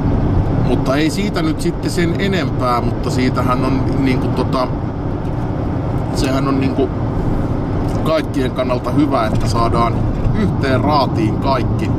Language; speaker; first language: Finnish; native; Finnish